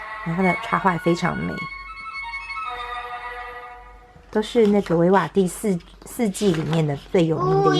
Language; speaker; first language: Chinese; native; Chinese